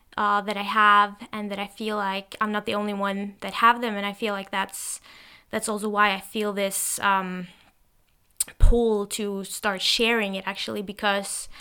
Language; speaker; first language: English; non-native, fluent; Norwegian